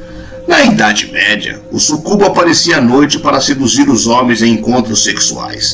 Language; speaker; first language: Portuguese; native; Portuguese